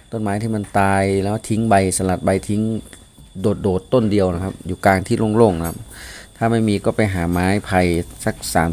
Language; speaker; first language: Thai; native; Thai